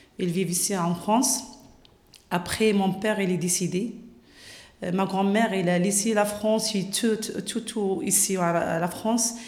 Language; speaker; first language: French; non-native, local second language; Arabic